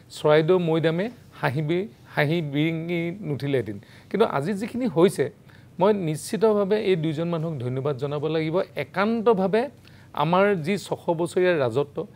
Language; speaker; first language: Assamese; native; Assamese